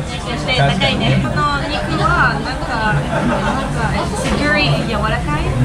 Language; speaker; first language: Japanese; non-native, learner; French